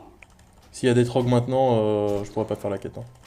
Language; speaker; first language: French; native; French